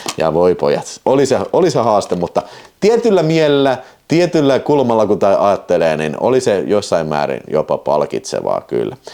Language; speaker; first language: Finnish; native; Finnish